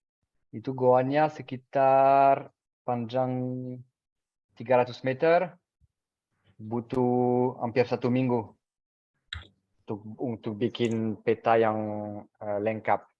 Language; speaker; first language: Indonesian; non-native, fluent; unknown